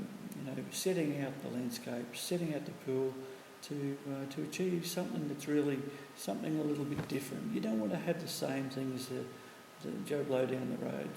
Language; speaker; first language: English; native; English